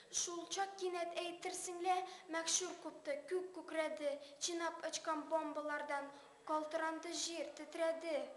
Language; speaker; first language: Tatar; non-native, local second language; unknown